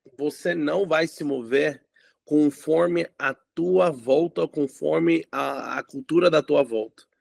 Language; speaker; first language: Portuguese; non-native, fluent; English